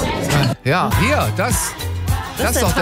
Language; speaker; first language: German; native; German